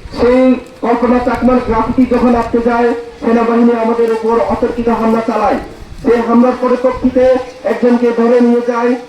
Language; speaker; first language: Bangla; non-native, local second language; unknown